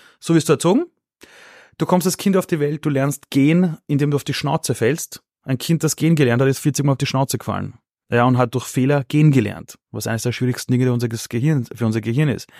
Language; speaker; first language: German; early bilingual, other home language; Persian